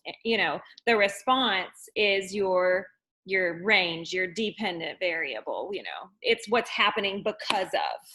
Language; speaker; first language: English; native; English